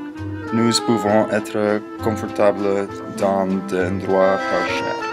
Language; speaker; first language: French; non-native, learner; English